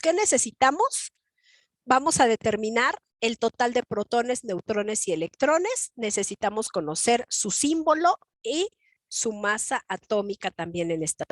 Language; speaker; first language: Spanish; native; Spanish